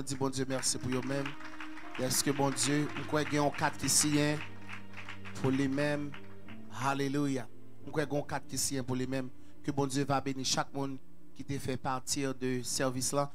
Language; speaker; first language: French; native; French